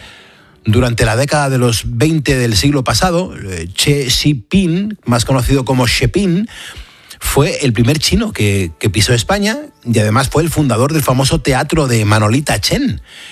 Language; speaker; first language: Spanish; native; Spanish